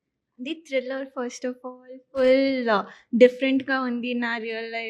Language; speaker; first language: Telugu; non-native, learner; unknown